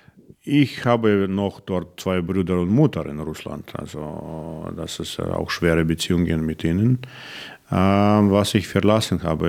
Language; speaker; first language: German; non-native, learner; Russian